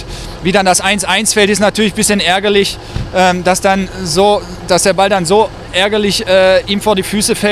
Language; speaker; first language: German; native; German